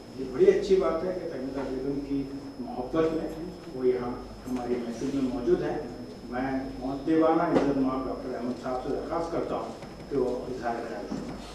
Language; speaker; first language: Urdu; native; Urdu